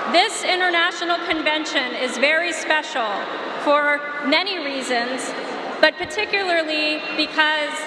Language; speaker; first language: English; native; English